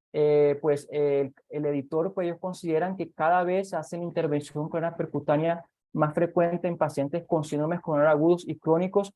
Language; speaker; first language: Spanish; native; Spanish